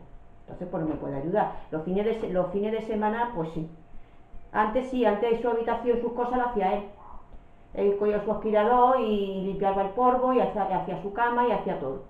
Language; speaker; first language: Spanish; native; Spanish